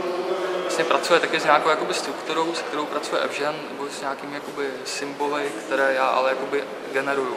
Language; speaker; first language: Czech; native; Czech